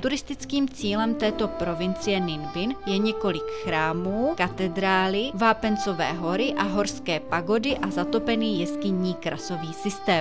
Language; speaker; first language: Czech; native; Czech